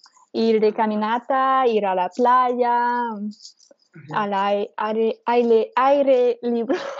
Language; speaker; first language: Spanish; non-native, learner; English